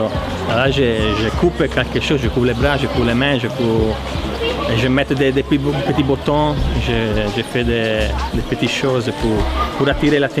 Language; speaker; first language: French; non-native, learner; Italian